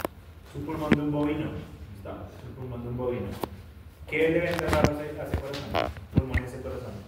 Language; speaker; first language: Spanish; native; Spanish